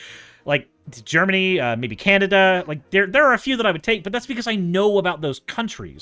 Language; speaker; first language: English; native; English